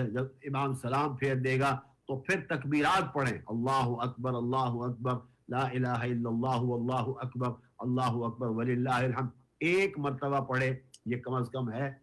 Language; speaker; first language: Urdu; native; Urdu